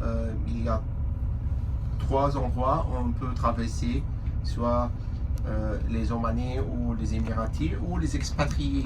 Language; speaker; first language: French; non-native, fluent; Arabic